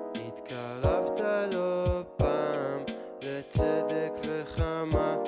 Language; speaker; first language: Hebrew; native; Hebrew